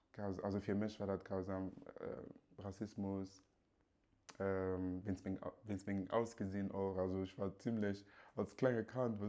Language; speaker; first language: Luxembourgish; early bilingual, other home language; Yoruba